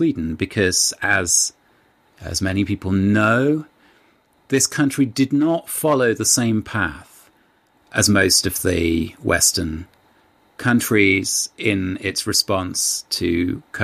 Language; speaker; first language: English; native; English